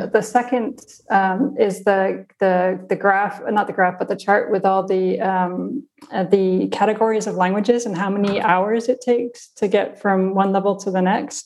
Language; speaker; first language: English; non-native, local second language; Afrikaans